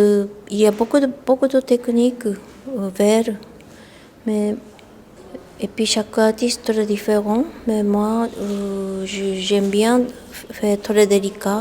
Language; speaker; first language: French; non-native, learner; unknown